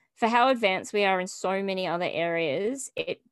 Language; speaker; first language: English; native; English